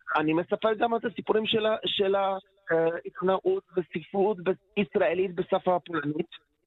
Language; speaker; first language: Hebrew; non-native, fluent; Polish